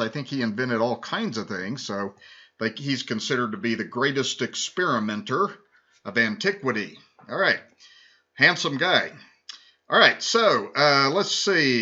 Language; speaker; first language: English; native; English